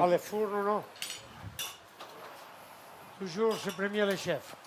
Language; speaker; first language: French; non-native, fluent; Catalan